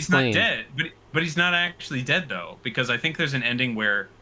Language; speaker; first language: English; native; English